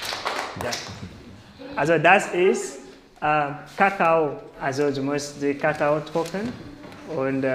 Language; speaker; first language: German; non-native, learner; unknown